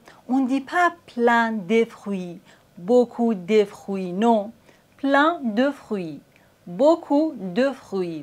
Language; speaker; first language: French; native; French